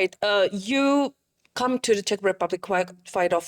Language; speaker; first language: English; non-native, fluent; Czech